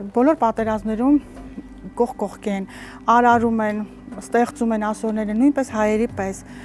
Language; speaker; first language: Armenian; non-native, local second language; Assyrian Neo-Aramaic